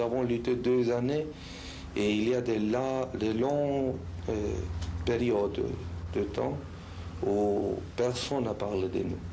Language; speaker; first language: French; non-native, fluent; Spanish